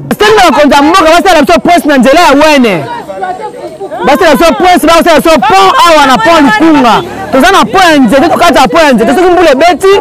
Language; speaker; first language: Lingala; non-native, local second language; Kongo